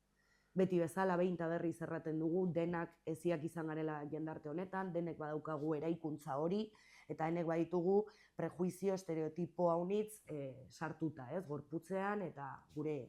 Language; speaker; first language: Basque; native; Basque